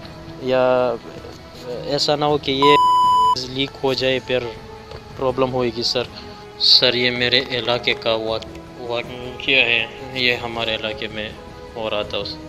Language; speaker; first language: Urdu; non-native, local second language; Pashto